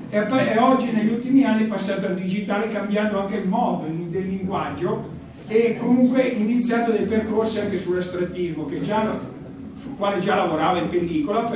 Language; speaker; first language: Italian; native; Italian